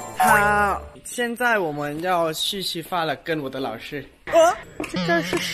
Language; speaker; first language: Chinese; non-native, learner; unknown